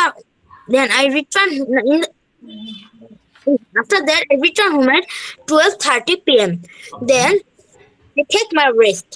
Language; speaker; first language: English; non-native, learner; Bangla